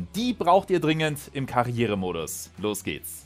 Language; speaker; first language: German; native; German